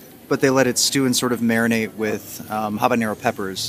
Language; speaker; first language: English; native; English